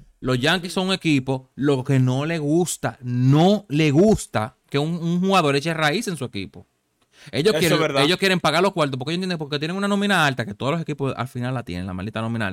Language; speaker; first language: Spanish; native; Spanish